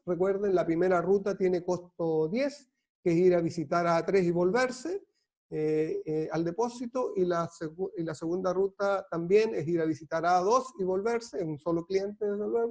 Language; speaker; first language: Spanish; native; Spanish